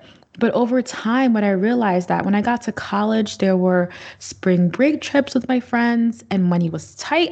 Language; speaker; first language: English; native; English